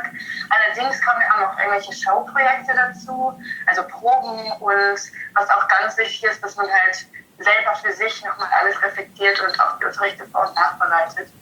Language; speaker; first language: German; native; German